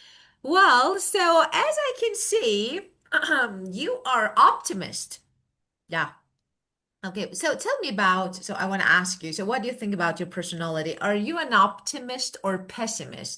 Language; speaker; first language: English; non-native, fluent; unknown